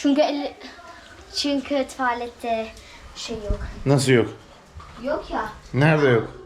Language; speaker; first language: Turkish; early bilingual, heritage; Turkish